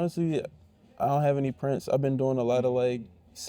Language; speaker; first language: English; native; English